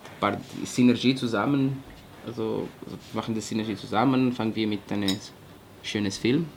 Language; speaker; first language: German; non-native, fluent; Portuguese